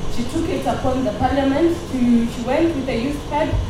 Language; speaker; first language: English; non-native, local second language; Shona